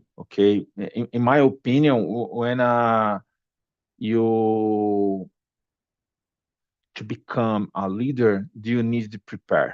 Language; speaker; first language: English; non-native, learner; Portuguese